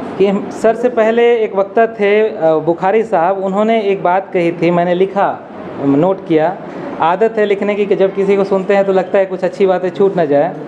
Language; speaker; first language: Hindi; non-native, local second language; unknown